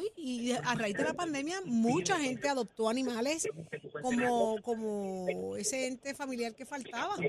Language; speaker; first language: Spanish; native; Spanish